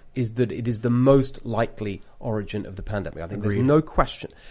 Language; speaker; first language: English; native; English